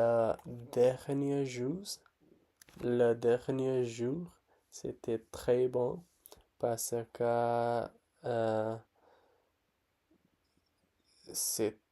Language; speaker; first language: French; non-native, learner; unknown